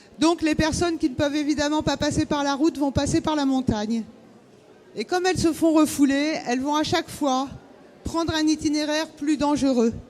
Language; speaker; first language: French; native; French